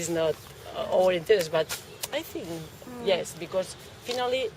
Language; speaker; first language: English; non-native, learner; Catalan